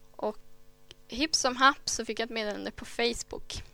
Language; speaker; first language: Swedish; native; Swedish